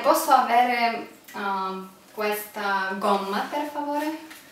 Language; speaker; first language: Italian; non-native, learner; Russian